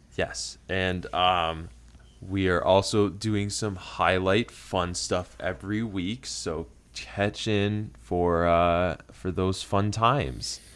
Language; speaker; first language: English; native; English